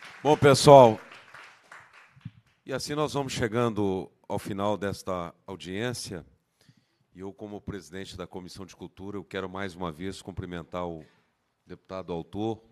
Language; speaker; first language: Portuguese; native; Portuguese